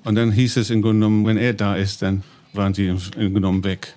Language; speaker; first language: German; non-native, fluent; English